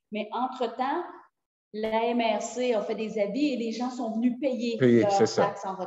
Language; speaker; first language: French; native; French